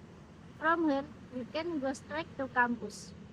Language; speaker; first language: English; non-native, learner; Indonesian